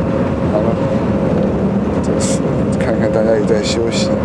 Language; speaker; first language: Chinese; native; Chinese